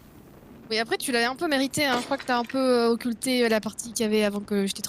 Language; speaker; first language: French; native; French